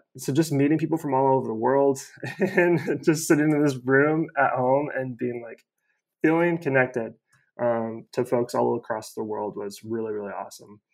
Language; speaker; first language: English; native; English